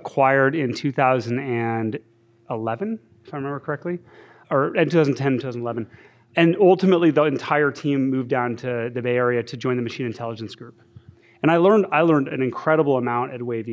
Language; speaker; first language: English; native; English